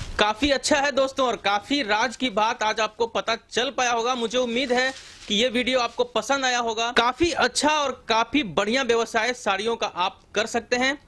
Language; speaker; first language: Hindi; native; Hindi